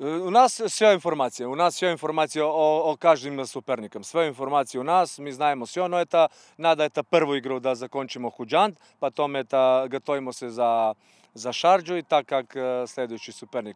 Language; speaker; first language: Russian; non-native, learner; Serbian